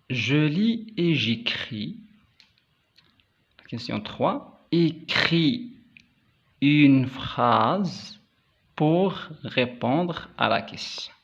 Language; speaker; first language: French; non-native, local second language; Arabic